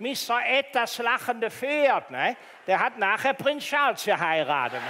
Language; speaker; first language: German; native; German